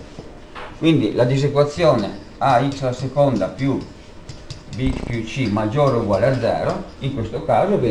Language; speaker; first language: Italian; native; Italian